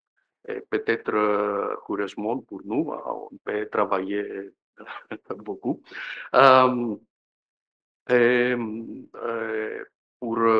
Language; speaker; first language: French; non-native, fluent; Greek